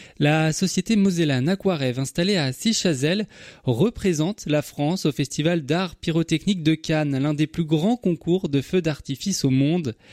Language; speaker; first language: French; native; French